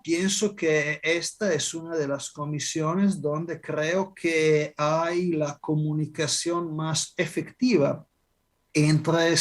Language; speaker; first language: Spanish; non-native, fluent; Italian